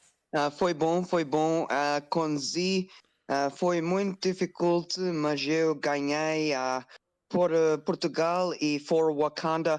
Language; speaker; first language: Portuguese; non-native, learner; English